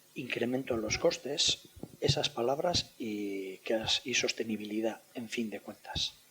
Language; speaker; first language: Spanish; native; Spanish